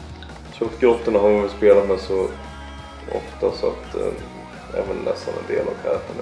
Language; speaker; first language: Swedish; native; Swedish